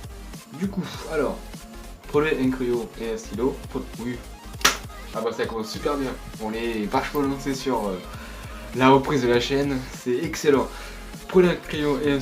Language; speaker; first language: French; native; French